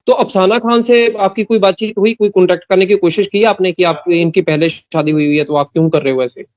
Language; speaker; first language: Hindi; non-native, local second language; Punjabi